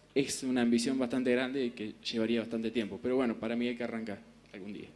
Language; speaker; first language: Spanish; native; Spanish